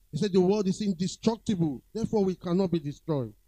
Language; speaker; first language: English; non-native, local second language; Yoruba